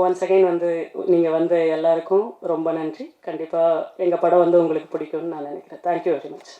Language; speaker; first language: Tamil; native; Tamil